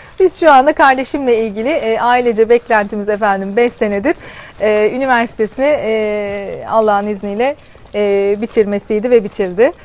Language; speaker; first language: Turkish; native; Turkish